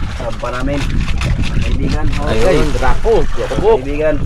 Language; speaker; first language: Filipino; non-native, local second language; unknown